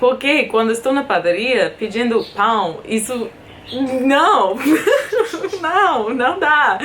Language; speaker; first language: Portuguese; non-native, fluent; English